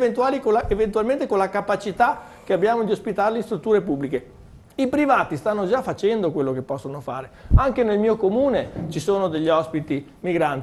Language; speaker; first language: Italian; native; Italian